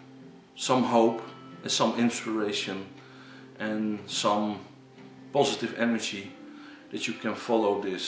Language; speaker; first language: English; non-native, learner; Dutch